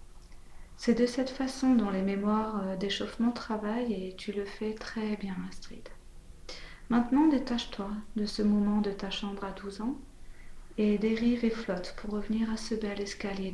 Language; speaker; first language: French; native; French